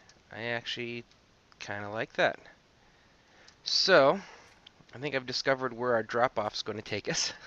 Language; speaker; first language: English; native; English